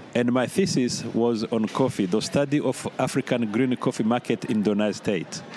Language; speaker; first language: English; non-native, fluent; Rundi